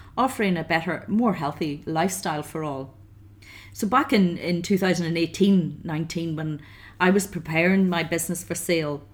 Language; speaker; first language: English; native; English